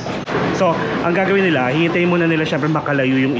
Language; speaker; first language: Filipino; native; Filipino